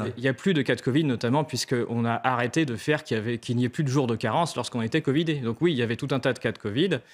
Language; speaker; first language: French; native; French